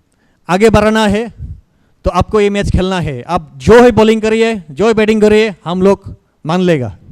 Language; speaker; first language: Hindi; non-native, learner; Bangla